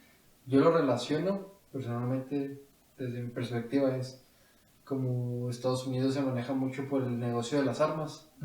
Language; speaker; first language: Spanish; native; Spanish